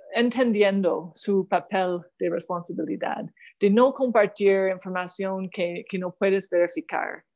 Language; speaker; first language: Spanish; non-native, fluent; English